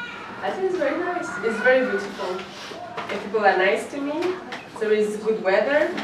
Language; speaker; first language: English; non-native, fluent; French